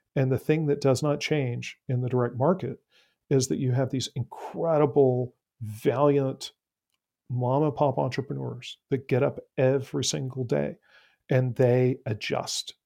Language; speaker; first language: English; native; English